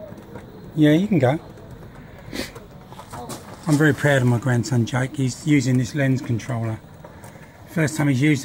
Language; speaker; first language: English; native; English